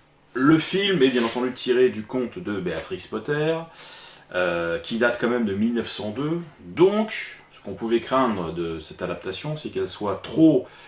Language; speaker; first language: French; native; French